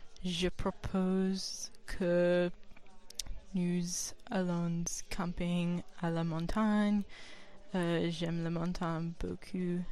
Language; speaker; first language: French; non-native, learner; English